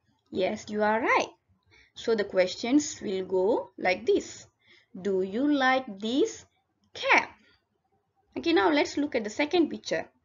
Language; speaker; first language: English; non-native, local second language; Tamil